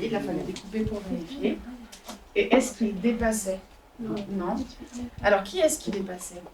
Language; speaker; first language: French; native; French